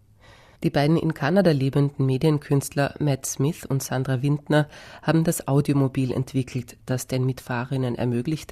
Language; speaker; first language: German; native; German